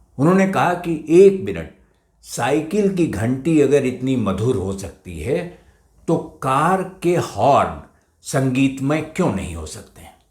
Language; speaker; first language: Hindi; native; Hindi